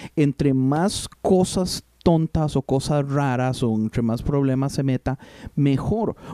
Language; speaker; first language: Spanish; native; Spanish